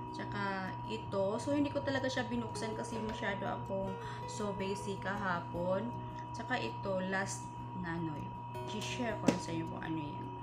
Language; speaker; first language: Filipino; native; Filipino